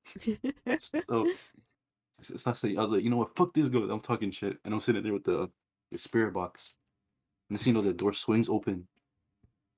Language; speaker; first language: English; native; English